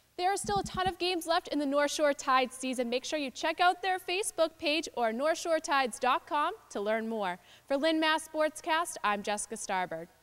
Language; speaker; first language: English; native; English